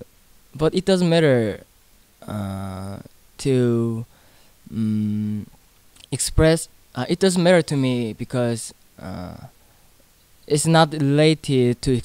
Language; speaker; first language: English; non-native, learner; Korean